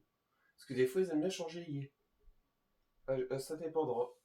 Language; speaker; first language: French; native; French